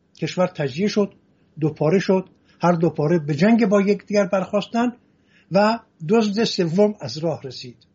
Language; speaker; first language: Persian; non-native, local second language; Assyrian Neo-Aramaic